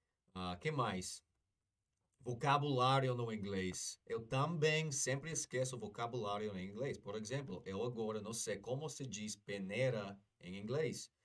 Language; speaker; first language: Portuguese; non-native, fluent; English